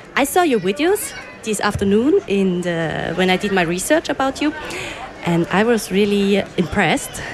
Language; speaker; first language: English; non-native, fluent; German